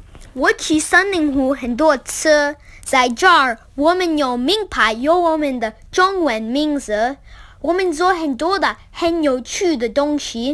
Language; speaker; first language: Chinese; non-native, learner; English